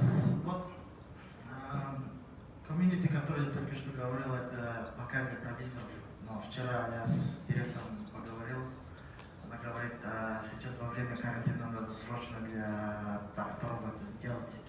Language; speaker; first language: Russian; non-native, learner; Mongolian